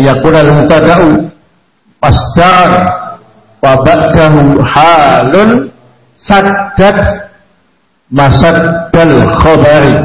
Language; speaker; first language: Arabic; non-native, fluent; Indonesian